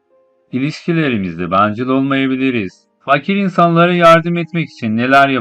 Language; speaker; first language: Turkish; non-native, fluent; Persian